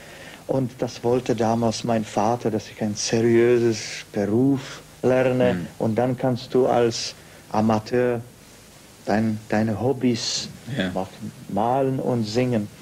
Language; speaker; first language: German; non-native, fluent; Czech